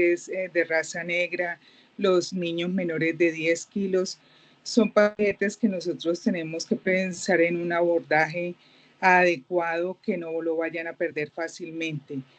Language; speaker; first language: Spanish; native; Spanish